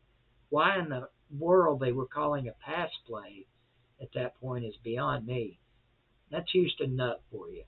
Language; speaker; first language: English; native; English